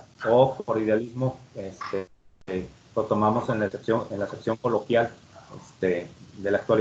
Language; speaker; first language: Spanish; native; Spanish